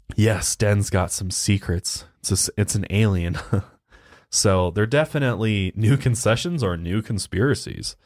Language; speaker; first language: English; native; English